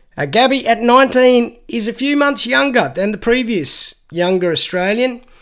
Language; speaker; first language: English; native; English